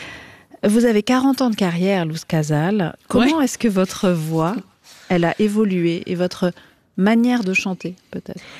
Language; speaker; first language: French; native; French